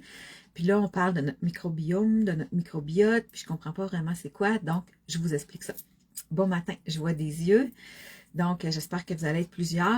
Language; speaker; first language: French; native; French